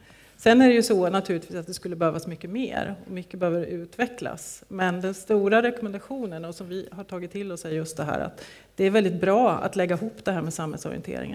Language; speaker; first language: Swedish; native; Swedish